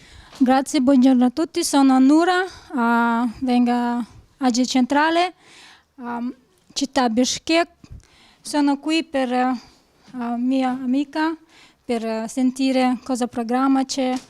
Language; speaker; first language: Italian; non-native, learner; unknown